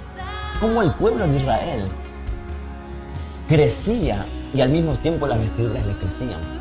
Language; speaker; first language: Spanish; native; Spanish